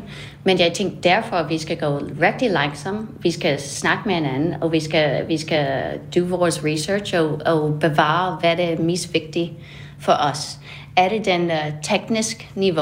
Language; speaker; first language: Danish; non-native, fluent; English